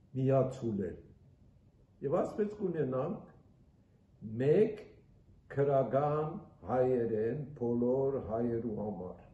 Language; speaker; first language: Armenian; early bilingual, heritage; Armenian